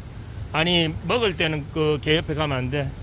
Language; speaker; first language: Korean; native; Korean